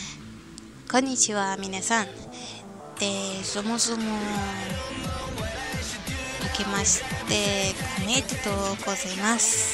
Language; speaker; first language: Japanese; non-native, learner; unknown